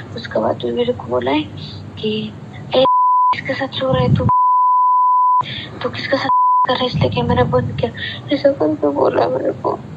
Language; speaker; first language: Hindi; non-native, local second language; Santali